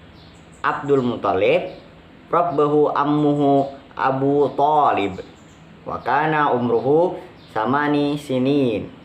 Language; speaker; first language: Arabic; non-native, fluent; Indonesian